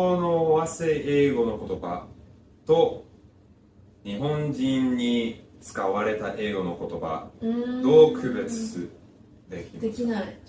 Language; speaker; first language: Japanese; non-native, learner; English